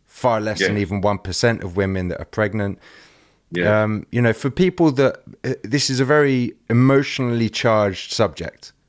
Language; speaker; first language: English; native; English